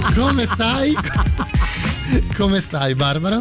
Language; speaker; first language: Italian; native; Italian